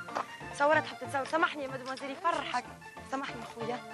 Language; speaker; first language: Arabic; native; Arabic